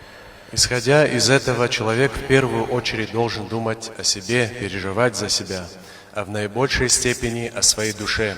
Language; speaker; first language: Russian; non-native, local second language; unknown